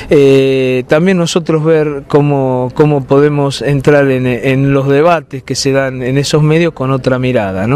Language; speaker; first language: Spanish; native; Spanish